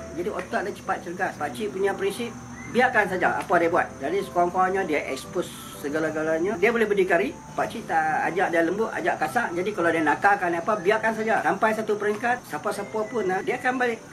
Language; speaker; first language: Malay; native; Malay